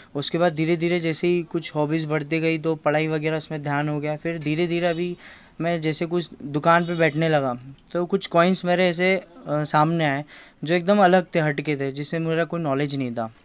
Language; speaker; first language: Hindi; native; Hindi